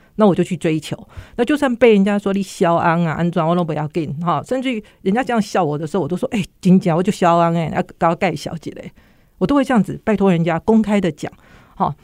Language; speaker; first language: Chinese; native; Chinese